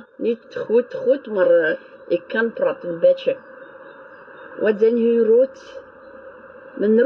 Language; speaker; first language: Dutch; non-native, learner; French